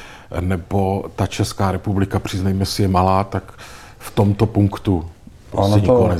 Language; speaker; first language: Czech; native; Czech